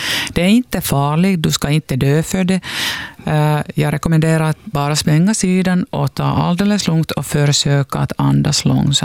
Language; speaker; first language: Swedish; non-native, local second language; Finnish